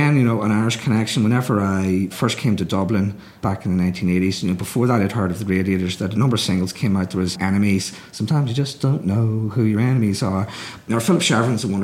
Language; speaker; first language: English; native; English